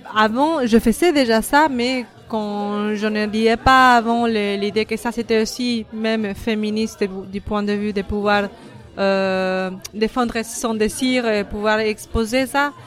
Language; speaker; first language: French; non-native, fluent; Spanish